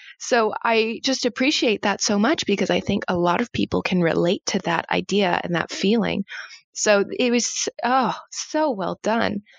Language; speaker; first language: English; native; English